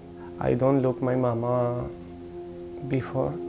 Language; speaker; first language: English; non-native, learner; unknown